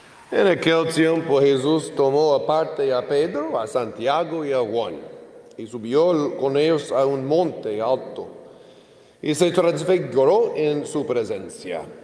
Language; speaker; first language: Spanish; non-native, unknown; English